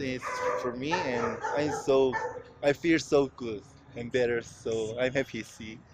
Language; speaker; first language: English; non-native, learner; Korean